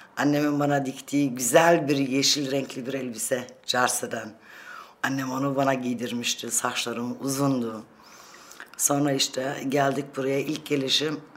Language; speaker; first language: Turkish; early bilingual, other home language; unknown